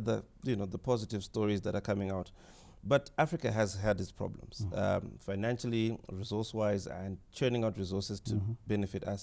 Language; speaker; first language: English; non-native, local second language; Shona